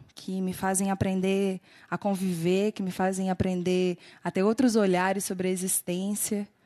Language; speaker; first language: Portuguese; native; Portuguese